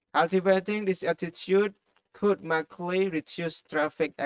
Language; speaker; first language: English; non-native, fluent; Khmer